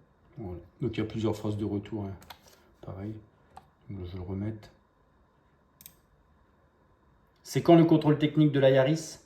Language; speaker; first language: French; native; French